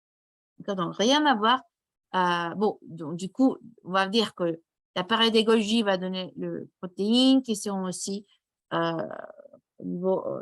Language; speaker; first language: French; non-native, fluent; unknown